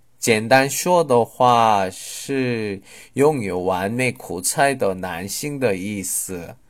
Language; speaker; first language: Chinese; non-native, fluent; Korean